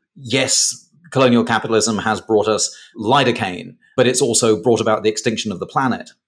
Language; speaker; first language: English; native; English